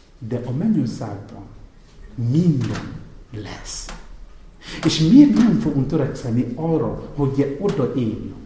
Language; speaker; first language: Hungarian; non-native, fluent; Igbo